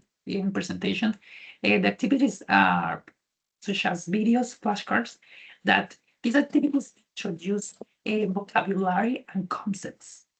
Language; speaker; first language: English; non-native, learner; Spanish